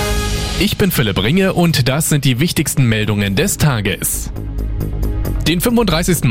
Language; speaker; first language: German; native; German